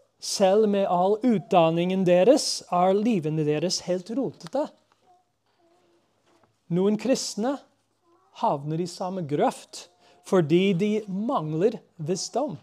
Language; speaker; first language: Norwegian; non-native, fluent; English